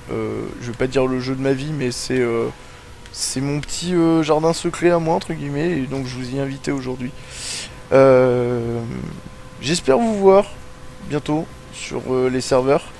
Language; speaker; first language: French; native; French